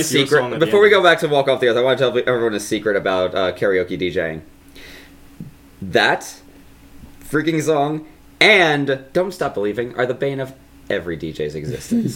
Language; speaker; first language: English; native; English